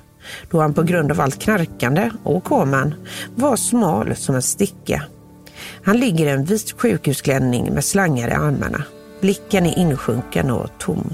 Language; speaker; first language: Swedish; native; Swedish